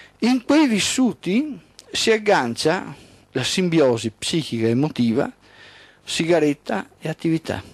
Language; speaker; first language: Italian; native; Italian